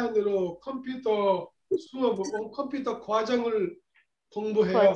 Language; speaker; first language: Korean; non-native, fluent; Bangla